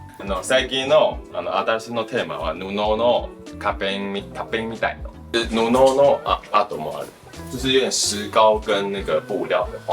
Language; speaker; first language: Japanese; non-native, learner; Chinese